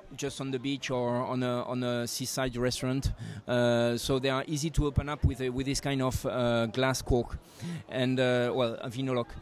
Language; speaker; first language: English; non-native, fluent; French